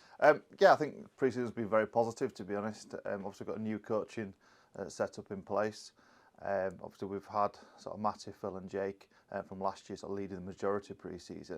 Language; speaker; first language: English; native; English